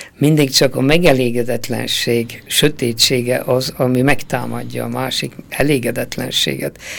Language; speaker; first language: Hungarian; native; Hungarian